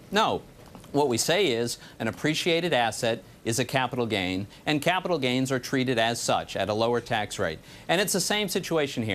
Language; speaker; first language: English; native; English